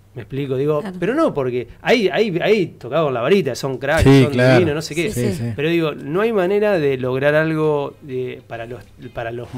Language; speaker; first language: Spanish; native; Spanish